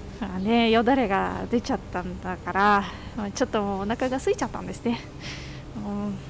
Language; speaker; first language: Japanese; non-native, fluent; Russian